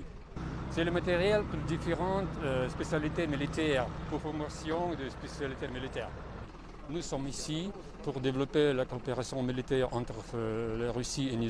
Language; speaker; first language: French; non-native, fluent; Russian